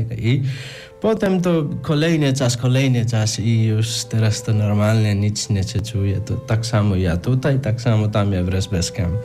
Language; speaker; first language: Polish; non-native, learner; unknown